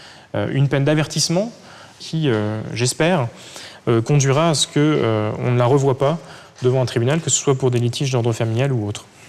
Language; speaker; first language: French; native; French